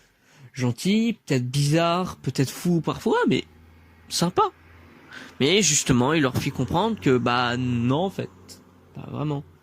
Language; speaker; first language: French; native; French